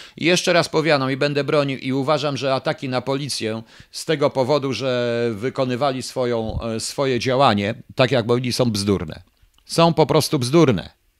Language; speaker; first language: Polish; native; Polish